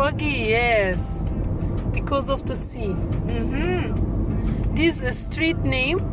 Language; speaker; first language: English; non-native, learner; Turkish